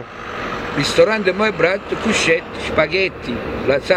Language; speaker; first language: Russian; non-native, learner; Italian